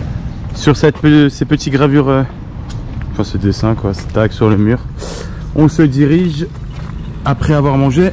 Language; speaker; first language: French; native; French